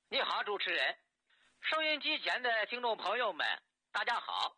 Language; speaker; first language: Chinese; native; Chinese